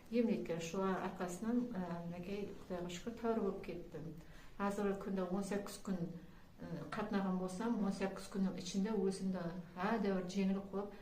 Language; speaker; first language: Uzbek; non-native, local second language; Kara-Kalpak